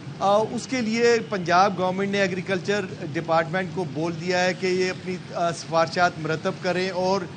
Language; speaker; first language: Urdu; native; Urdu